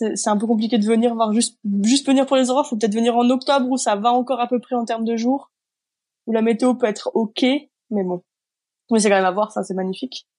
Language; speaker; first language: French; native; French